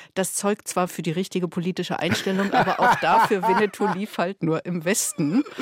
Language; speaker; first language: German; native; German